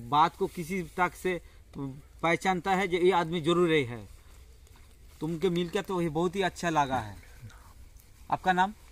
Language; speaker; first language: Hindi; non-native, local second language; Bangla